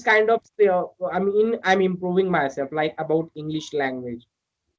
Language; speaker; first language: English; non-native, learner; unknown